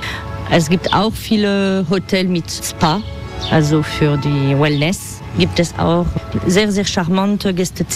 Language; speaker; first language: German; non-native, fluent; French